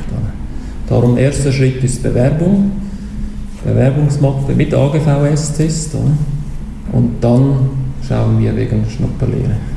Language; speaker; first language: German; native; German